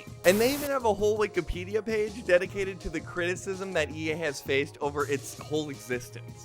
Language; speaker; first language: English; native; English